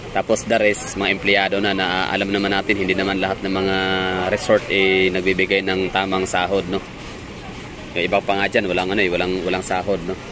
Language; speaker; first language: Filipino; non-native, local second language; Cebuano